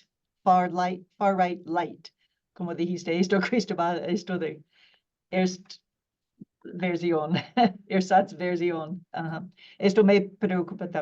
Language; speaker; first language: Spanish; non-native, fluent; English